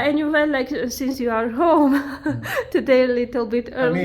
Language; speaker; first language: English; non-native, learner; Armenian